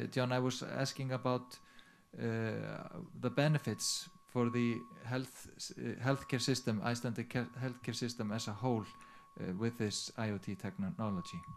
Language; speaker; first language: English; non-native, fluent; Icelandic